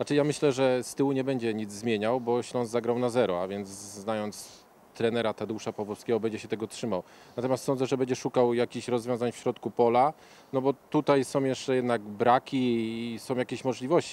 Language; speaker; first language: Polish; native; Polish